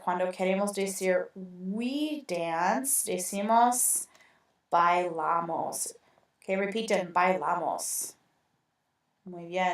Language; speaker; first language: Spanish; non-native, fluent; English